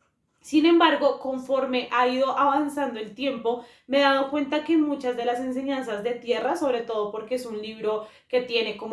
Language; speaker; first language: Spanish; native; Spanish